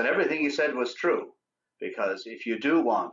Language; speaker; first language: English; native; English